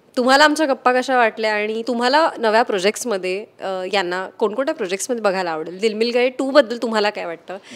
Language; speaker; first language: Hindi; non-native, local second language; Marathi